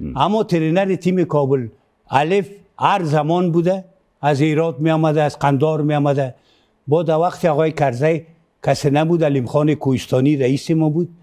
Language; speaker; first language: Persian; native; Persian